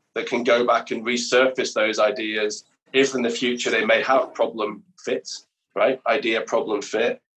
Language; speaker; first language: English; native; English